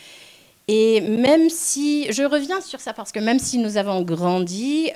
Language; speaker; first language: French; non-native, local second language; English